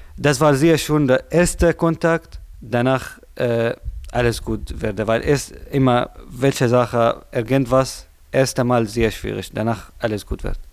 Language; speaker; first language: German; non-native, learner; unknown